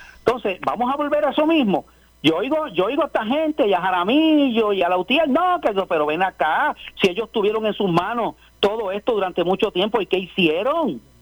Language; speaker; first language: Spanish; native; Spanish